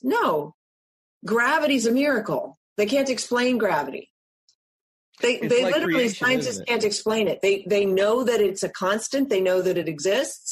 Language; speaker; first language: English; native; English